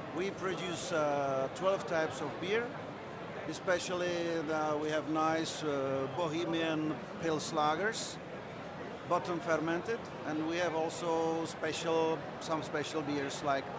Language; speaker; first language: English; non-native, learner; Czech